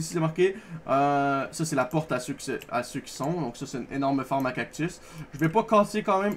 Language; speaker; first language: French; native; French